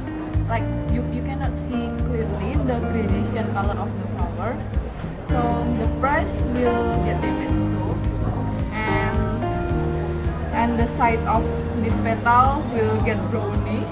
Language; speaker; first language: English; non-native, learner; Indonesian